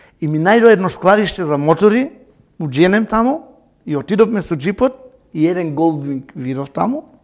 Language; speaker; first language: Macedonian; native; Macedonian